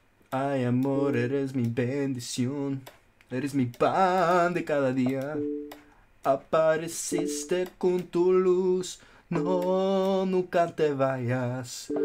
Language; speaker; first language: Spanish; native; Spanish